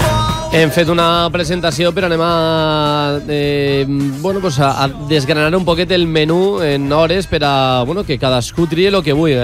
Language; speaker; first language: Catalan; native; Catalan